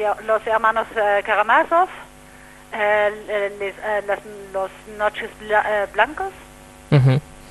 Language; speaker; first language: Spanish; non-native, fluent; German